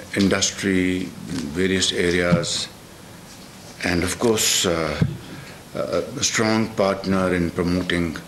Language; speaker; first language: English; non-native, local second language; Punjabi